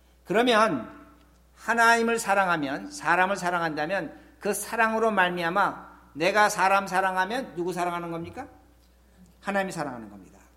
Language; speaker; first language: Korean; native; Korean